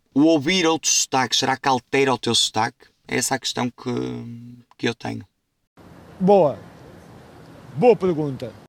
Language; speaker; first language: Portuguese; native; Portuguese